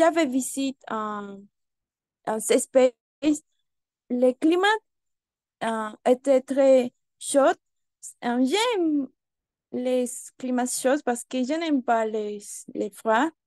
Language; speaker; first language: French; non-native, learner; Spanish